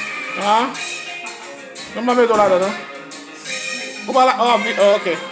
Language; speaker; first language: Spanish; non-native, learner; Haitian Creole